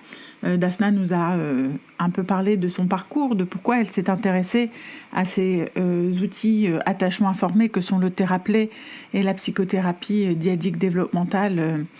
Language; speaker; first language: French; native; French